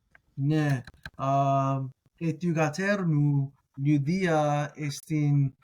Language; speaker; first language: Greek; non-native, fluent; English